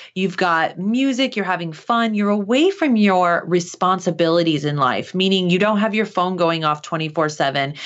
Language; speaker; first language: English; native; English